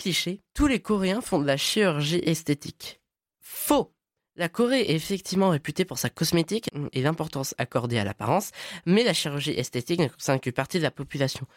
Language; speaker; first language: French; native; French